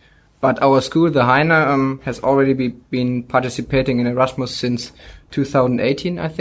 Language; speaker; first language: English; non-native, fluent; German